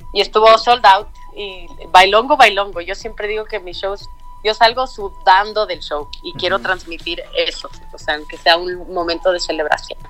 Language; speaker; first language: Spanish; native; Spanish